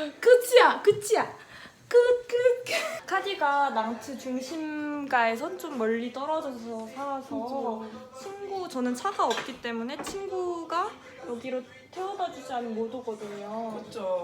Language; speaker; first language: Korean; non-native, fluent; French